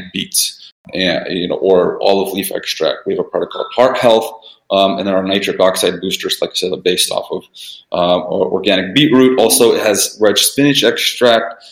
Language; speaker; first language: English; early bilingual, other home language; Russian